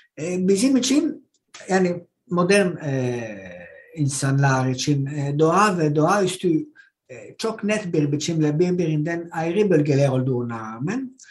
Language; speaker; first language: Turkish; non-native, learner; Greek